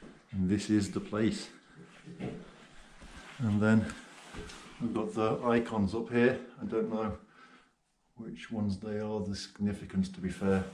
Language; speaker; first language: English; native; English